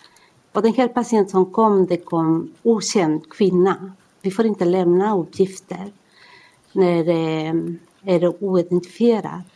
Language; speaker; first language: Swedish; non-native, fluent; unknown